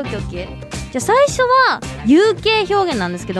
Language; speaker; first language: Japanese; early bilingual, heritage; Japanese